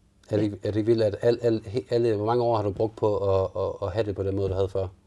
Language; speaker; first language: Danish; native; Danish